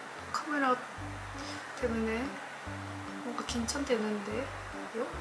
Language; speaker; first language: Korean; non-native, learner; Japanese